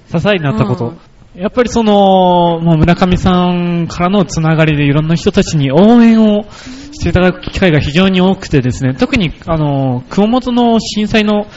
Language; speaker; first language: Japanese; early bilingual, other home language; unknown